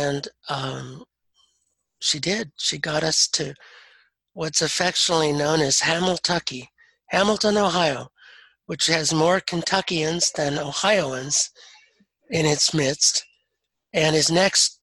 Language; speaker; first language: English; native; English